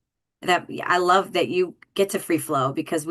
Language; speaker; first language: English; native; English